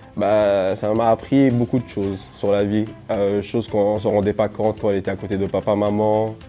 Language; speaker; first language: French; non-native, local second language; Somali